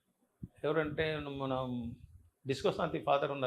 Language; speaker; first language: Telugu; non-native, learner; Tamil